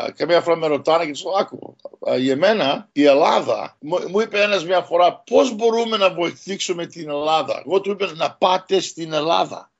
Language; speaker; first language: Greek; early bilingual, heritage; Greek